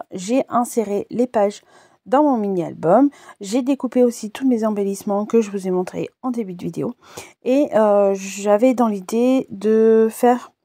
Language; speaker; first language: French; native; French